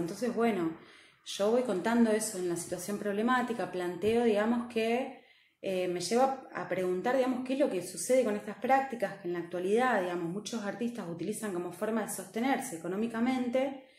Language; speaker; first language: Spanish; native; Spanish